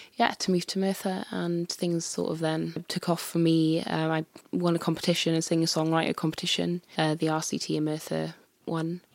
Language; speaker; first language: English; native; English